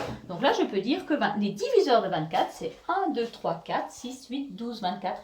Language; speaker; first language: French; native; French